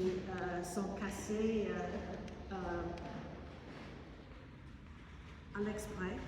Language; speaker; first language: French; non-native, fluent; English